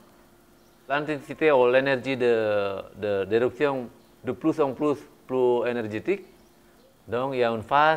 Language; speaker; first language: French; non-native, fluent; Indonesian